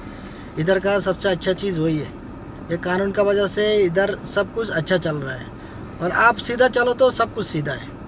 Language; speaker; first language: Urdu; non-native, learner; Bangla